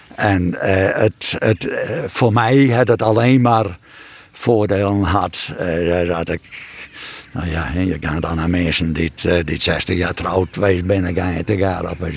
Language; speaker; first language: Dutch; non-native, local second language; Western Frisian